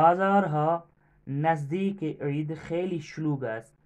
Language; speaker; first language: Persian; non-native, fluent; Urdu